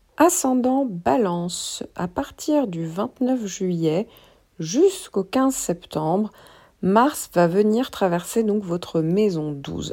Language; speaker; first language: French; native; French